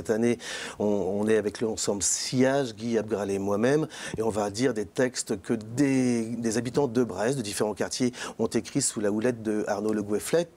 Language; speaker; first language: French; native; French